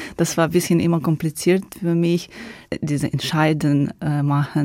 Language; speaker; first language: German; non-native, learner; Ukrainian